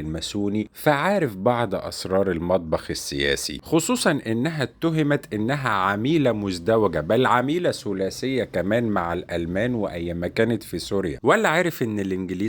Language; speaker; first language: Arabic; native; Arabic